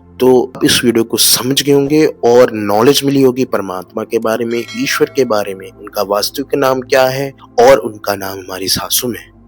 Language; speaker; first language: Hindi; non-native, local second language; Punjabi